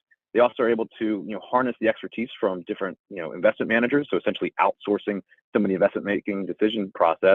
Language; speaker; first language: English; native; English